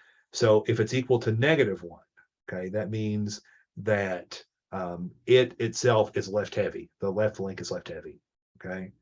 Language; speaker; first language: English; native; English